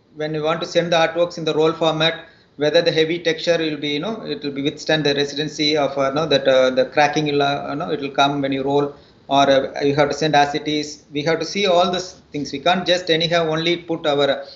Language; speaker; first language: English; non-native, local second language; Tamil